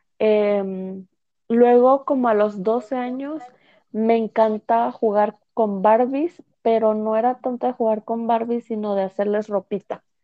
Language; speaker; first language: Spanish; native; Spanish